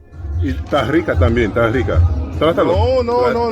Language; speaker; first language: Spanish; non-native, learner; English